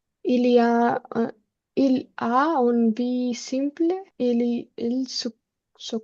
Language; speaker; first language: French; non-native, learner; Spanish